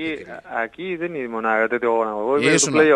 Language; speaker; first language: Greek; non-native, learner; Spanish